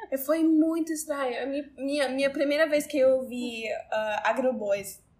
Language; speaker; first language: Portuguese; non-native, learner; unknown